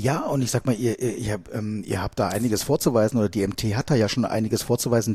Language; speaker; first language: German; native; German